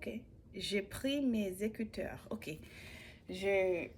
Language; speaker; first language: French; non-native, learner; English